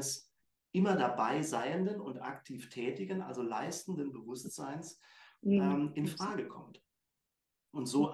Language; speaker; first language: German; native; German